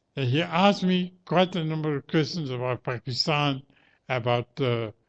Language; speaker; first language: English; native; English